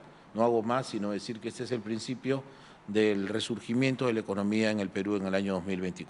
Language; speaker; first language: Spanish; native; Spanish